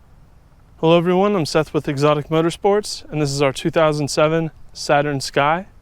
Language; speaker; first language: English; native; English